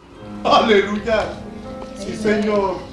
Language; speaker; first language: Spanish; native; Spanish